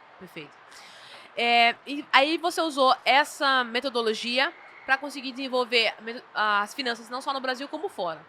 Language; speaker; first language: Portuguese; native; Portuguese